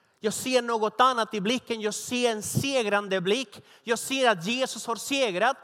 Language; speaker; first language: Swedish; non-native, fluent; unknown